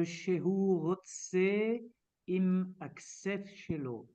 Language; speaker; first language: Hebrew; non-native, learner; French